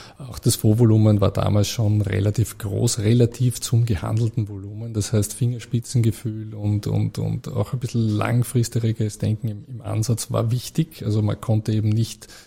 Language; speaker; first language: German; native; German